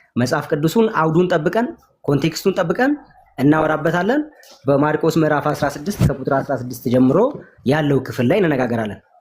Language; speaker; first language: Amharic; non-native, local second language; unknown